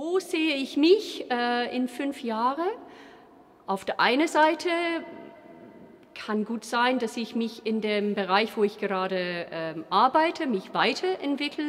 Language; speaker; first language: German; non-native, fluent; English